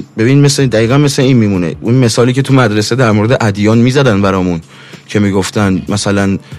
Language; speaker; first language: Persian; native; Persian